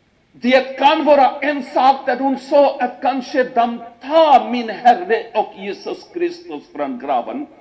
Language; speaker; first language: Swedish; non-native, fluent; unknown